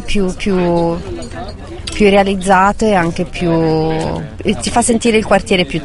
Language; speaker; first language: Italian; native; Italian